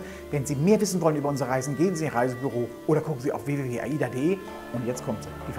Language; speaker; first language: German; native; German